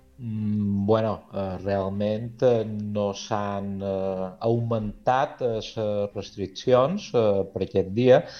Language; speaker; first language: Catalan; native; Catalan